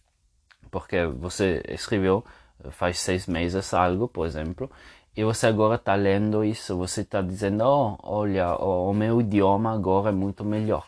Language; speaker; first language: Portuguese; non-native, fluent; Spanish